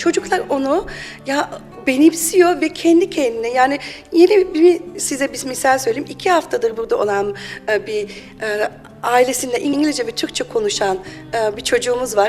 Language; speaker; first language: Turkish; early bilingual, heritage; German